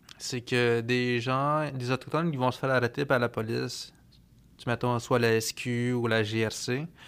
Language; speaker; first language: French; non-native, local second language; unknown